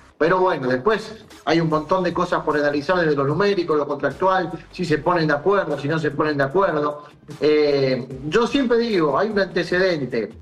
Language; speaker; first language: Spanish; native; Spanish